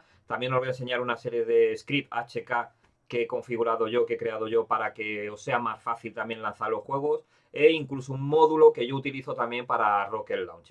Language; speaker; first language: Spanish; native; Spanish